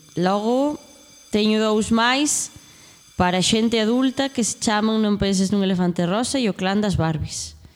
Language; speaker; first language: Galician; native; Galician